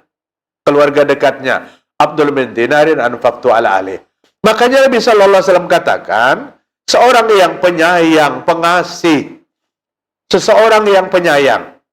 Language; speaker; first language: Indonesian; non-native, local second language; Banjar